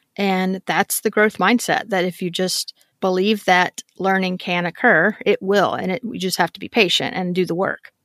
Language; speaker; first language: English; native; English